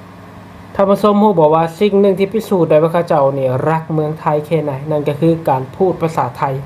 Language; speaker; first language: Thai; non-native, local second language; Lao